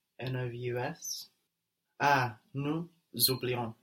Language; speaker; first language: French; non-native, learner; English